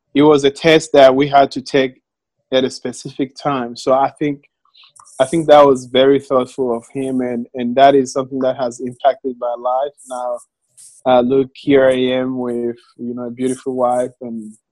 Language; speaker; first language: English; non-native, local second language; Kinyarwanda